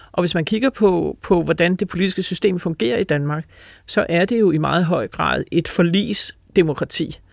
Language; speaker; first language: Danish; native; Danish